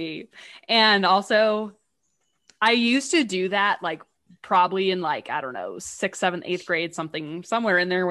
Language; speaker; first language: English; native; English